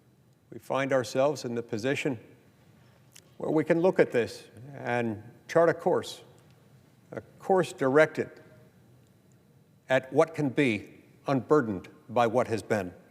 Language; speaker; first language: English; native; English